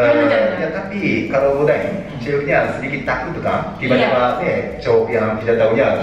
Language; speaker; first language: Indonesian; non-native, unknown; Japanese